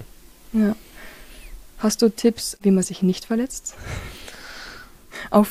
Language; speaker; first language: German; native; German